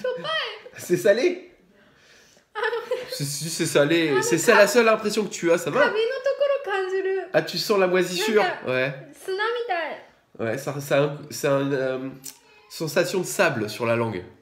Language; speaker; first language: French; native; French